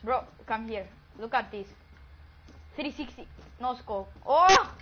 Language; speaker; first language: English; non-native, learner; Greek